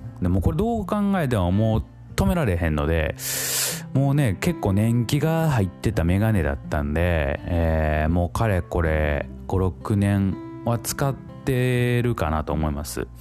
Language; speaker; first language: Japanese; native; Japanese